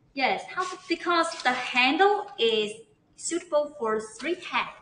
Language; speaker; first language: English; non-native, learner; Chinese